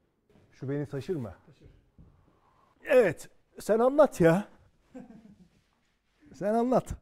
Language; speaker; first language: Turkish; native; Turkish